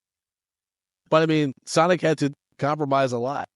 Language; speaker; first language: English; native; English